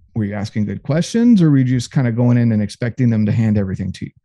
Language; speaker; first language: English; native; English